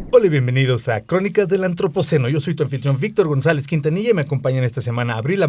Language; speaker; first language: Spanish; native; Spanish